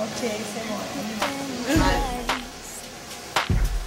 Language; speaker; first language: French; non-native, fluent; Portuguese